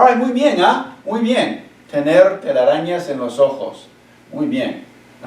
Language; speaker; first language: Spanish; non-native, fluent; English